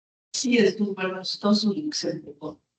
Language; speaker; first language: Spanish; native; Spanish